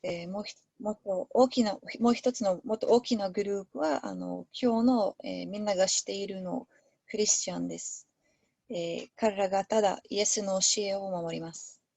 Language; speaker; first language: Japanese; non-native, learner; English